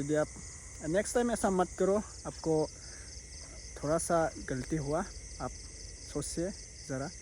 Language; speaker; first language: Hindi; non-native, local second language; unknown